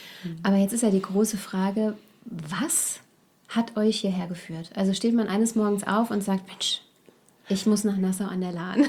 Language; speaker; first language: German; native; German